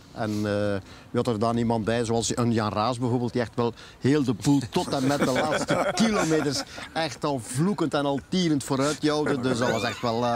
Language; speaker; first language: Dutch; native; Dutch